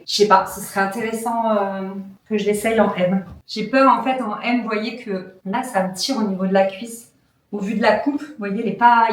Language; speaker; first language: French; native; French